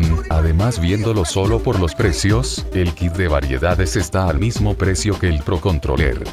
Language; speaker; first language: Spanish; native; Spanish